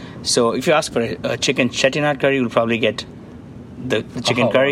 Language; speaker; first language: English; non-native, local second language; Tamil